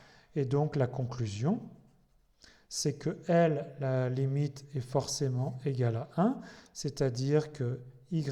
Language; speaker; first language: French; native; French